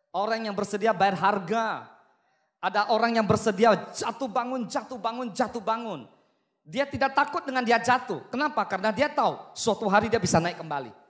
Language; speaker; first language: Indonesian; native; Indonesian